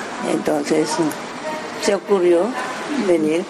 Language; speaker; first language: Spanish; early bilingual, other home language; Japanese